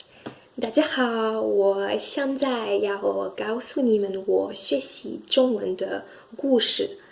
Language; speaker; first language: Chinese; non-native, learner; French